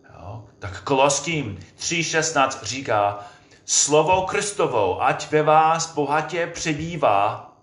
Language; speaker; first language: Czech; non-native, fluent; English